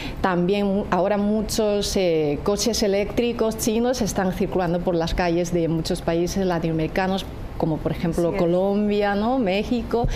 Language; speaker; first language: Spanish; non-native, fluent; Chinese